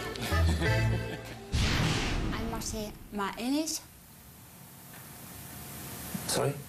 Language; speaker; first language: English; non-native, learner; Dutch